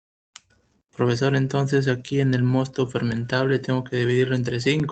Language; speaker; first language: Spanish; native; Spanish